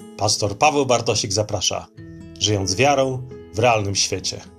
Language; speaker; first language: Polish; native; Polish